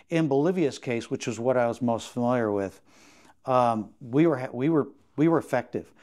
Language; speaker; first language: English; native; English